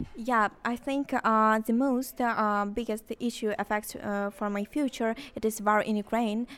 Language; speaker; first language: English; non-native, learner; Ukrainian